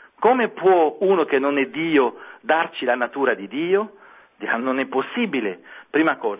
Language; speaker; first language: Italian; non-native, fluent; French